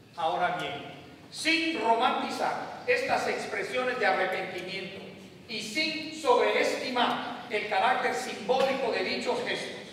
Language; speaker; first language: Spanish; native; Spanish